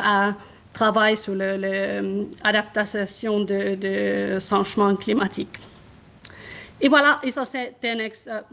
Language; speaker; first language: French; non-native, fluent; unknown